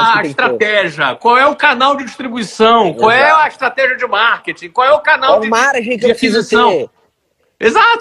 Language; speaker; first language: Portuguese; native; Portuguese